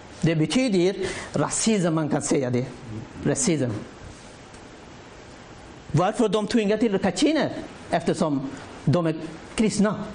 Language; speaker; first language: Swedish; non-native, learner; Rohingya